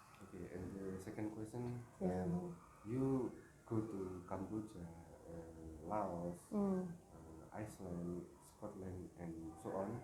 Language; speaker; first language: English; non-native, learner; Indonesian